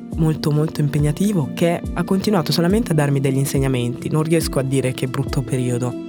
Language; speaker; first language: Italian; early bilingual, other home language; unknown